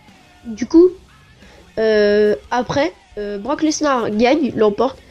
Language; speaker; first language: French; native; French